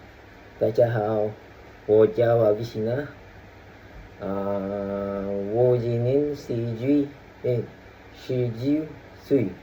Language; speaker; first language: Chinese; non-native, learner; Malay